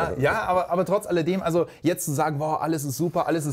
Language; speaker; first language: German; native; German